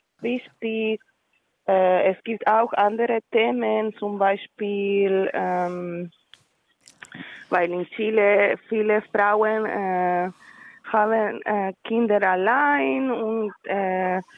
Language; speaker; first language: German; non-native, learner; Spanish